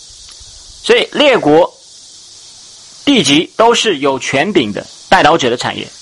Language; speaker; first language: Chinese; native; Chinese